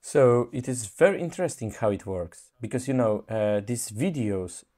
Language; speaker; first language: English; non-native, fluent; Polish